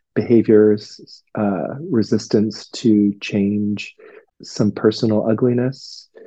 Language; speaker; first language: English; non-native, local second language; Cantonese